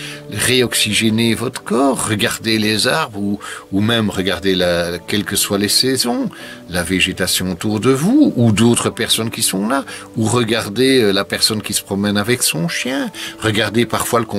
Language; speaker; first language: French; native; French